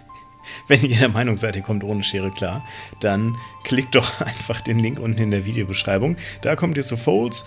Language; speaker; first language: German; native; German